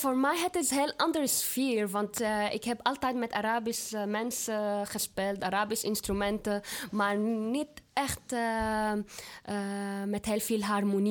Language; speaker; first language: Dutch; non-native, fluent; Arabic